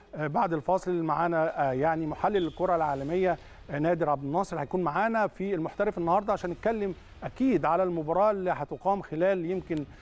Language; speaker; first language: Arabic; native; Arabic